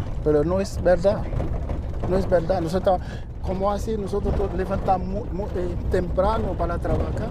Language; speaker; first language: Spanish; non-native, learner; Haitian Creole